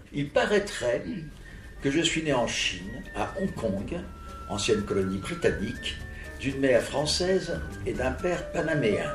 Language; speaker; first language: French; native; French